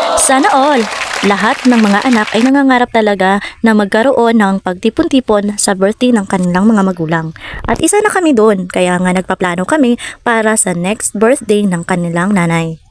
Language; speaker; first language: Filipino; non-native, local second language; Cebuano